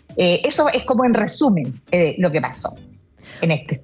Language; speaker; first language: Spanish; native; Spanish